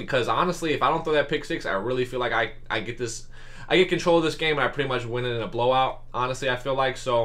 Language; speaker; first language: English; native; English